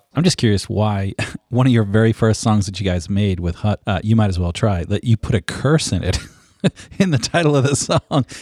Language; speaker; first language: English; native; English